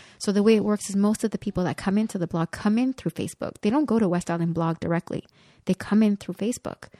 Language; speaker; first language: English; early bilingual, other home language; Spanish